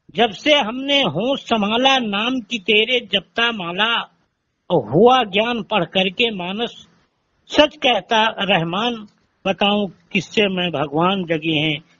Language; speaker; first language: Hindi; native; Hindi